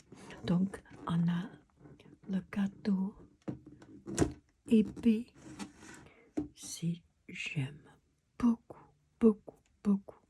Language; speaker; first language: French; non-native, learner; Chinese